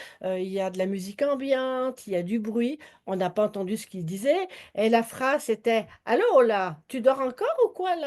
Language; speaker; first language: French; native; French